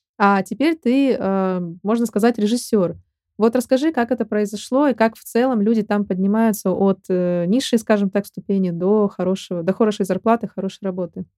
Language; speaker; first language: Russian; native; Russian